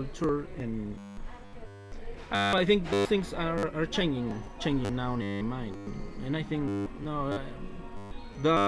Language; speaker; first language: English; non-native, learner; Spanish